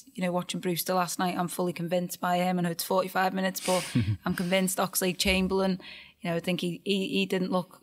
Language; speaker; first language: English; native; English